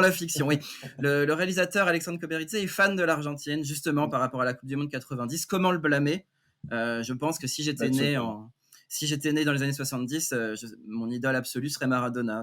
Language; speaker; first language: French; native; French